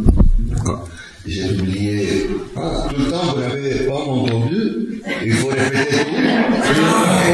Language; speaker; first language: French; non-native, fluent; Arabic